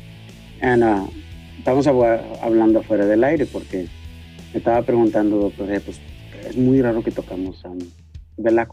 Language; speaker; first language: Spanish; early bilingual, heritage; Spanish